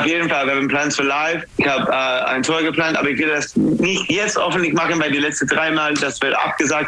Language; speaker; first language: German; non-native, fluent; English